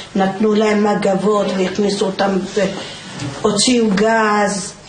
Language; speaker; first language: Hebrew; early bilingual, other home language; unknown